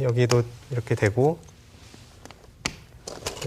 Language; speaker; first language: Korean; native; Korean